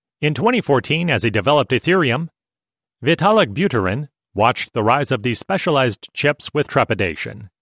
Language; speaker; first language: English; native; English